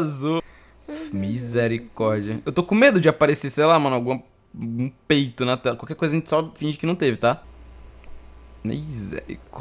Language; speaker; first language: Portuguese; native; Portuguese